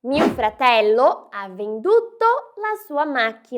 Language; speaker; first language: Italian; non-native, fluent; Portuguese